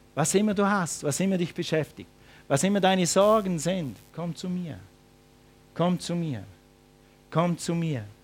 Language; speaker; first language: German; non-native, fluent; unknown